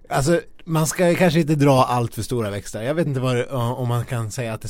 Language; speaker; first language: Swedish; native; Swedish